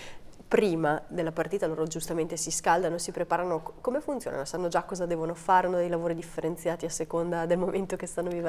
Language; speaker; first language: Italian; native; Italian